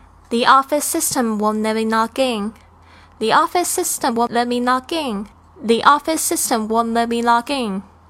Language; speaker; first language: English; non-native, fluent; Chinese